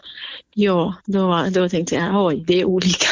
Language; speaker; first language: Swedish; non-native, fluent; Central Kurdish